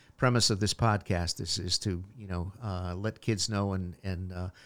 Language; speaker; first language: English; native; English